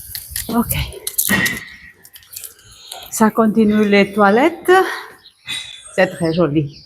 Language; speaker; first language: French; non-native, fluent; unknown